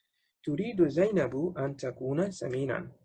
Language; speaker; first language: Arabic; non-native, fluent; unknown